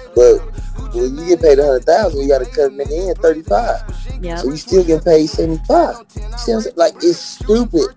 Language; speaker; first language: English; native; English